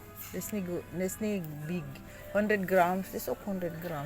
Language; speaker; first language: Dutch; non-native, learner; Filipino